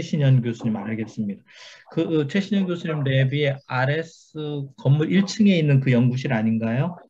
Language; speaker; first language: Korean; native; Korean